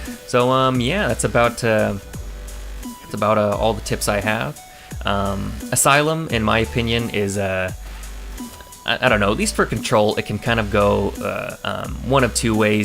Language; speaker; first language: English; native; English